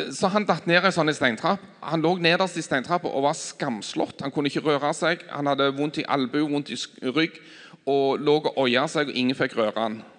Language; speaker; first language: Norwegian; native; Norwegian